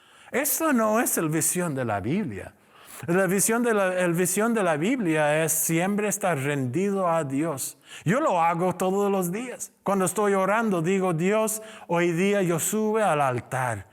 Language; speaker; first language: Spanish; non-native, learner; English